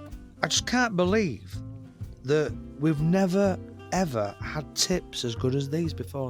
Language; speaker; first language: English; native; English